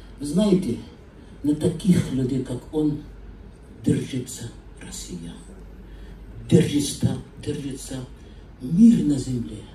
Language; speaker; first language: Russian; non-native, fluent; Arabic